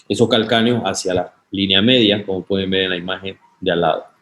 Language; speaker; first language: Spanish; native; Spanish